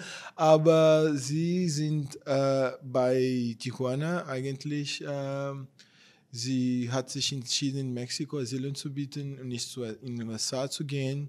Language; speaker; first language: German; non-native, fluent; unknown